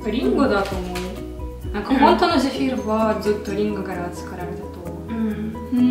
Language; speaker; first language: Japanese; non-native, learner; Russian